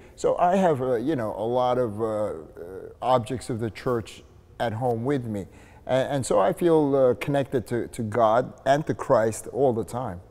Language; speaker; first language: English; native; English